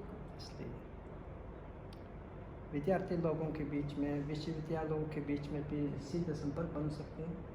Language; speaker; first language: Hindi; non-native, fluent; Mongolian